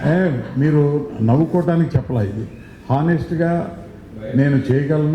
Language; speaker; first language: Telugu; native; Telugu